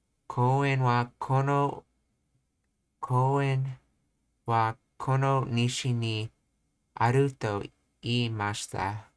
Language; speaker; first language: Japanese; non-native, learner; English